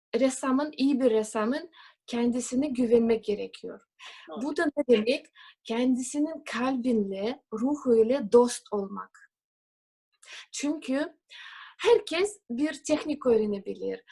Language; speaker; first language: Turkish; non-native, fluent; Russian